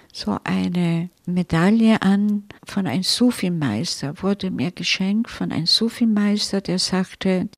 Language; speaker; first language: German; non-native, fluent; Italian